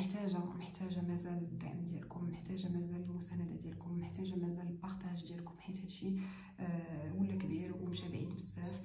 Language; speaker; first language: Arabic; native; Arabic